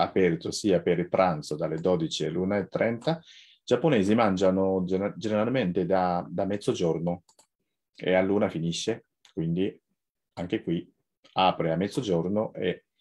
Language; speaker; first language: Italian; non-native, fluent; Japanese